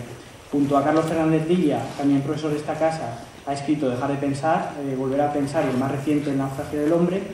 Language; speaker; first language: Spanish; native; Spanish